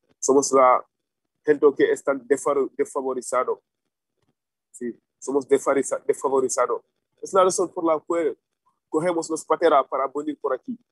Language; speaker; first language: Spanish; non-native, learner; Wolof